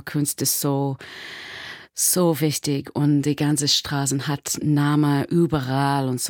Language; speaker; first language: German; non-native, fluent; English